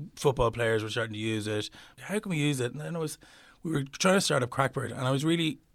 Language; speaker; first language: English; native; English